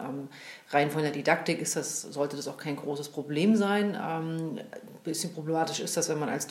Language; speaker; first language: German; native; German